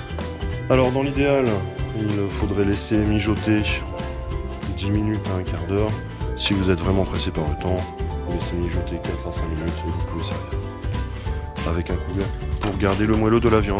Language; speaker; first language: French; native; French